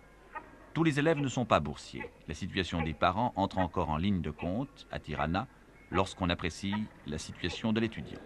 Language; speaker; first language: French; native; French